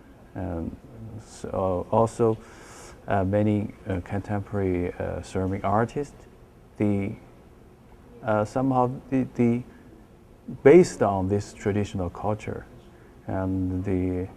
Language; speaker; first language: English; non-native, learner; Chinese